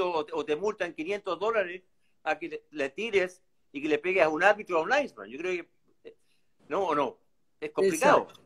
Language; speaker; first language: Spanish; native; Spanish